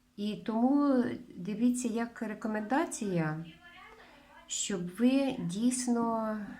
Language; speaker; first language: Ukrainian; non-native, local second language; Russian